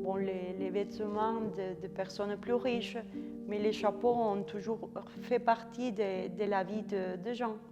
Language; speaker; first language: French; non-native, fluent; Spanish